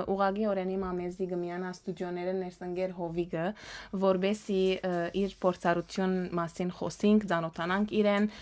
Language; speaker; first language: Armenian; early bilingual, heritage; Armenian